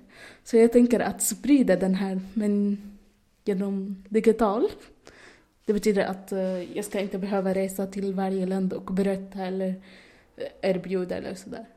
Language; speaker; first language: Swedish; non-native, fluent; Arabic